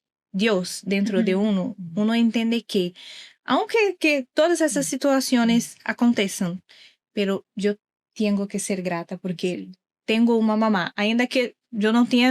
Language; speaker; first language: Spanish; non-native, learner; Portuguese